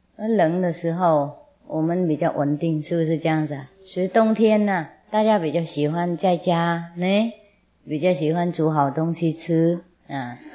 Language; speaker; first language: Chinese; non-native, fluent; Vietnamese